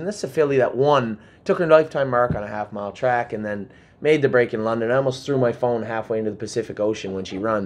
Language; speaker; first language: English; native; English